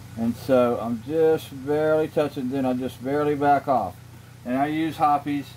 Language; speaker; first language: English; native; English